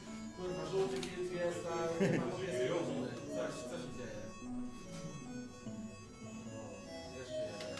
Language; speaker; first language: Polish; native; Polish